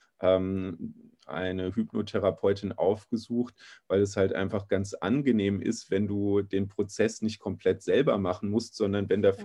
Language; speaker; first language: German; native; German